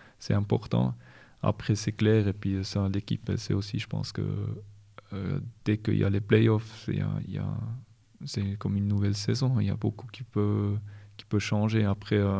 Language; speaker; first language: French; non-native, local second language; German